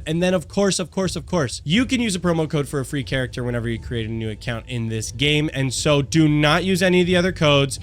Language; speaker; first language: English; native; English